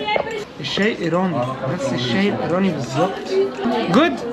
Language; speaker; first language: Arabic; native; Arabic